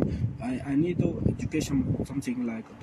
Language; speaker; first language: English; non-native, learner; Arabic